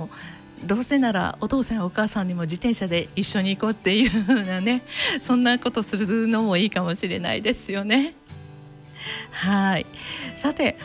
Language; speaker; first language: Japanese; native; Japanese